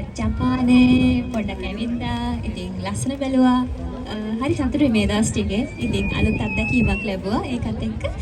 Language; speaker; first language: Sinhala; native; Sinhala